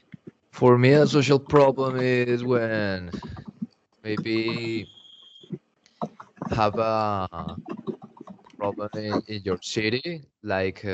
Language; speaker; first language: English; non-native, learner; Spanish